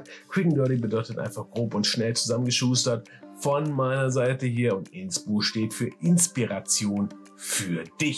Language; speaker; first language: German; native; German